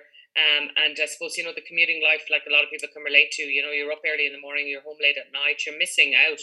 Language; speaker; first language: English; native; English